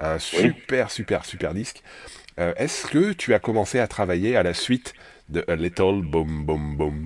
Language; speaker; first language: French; native; French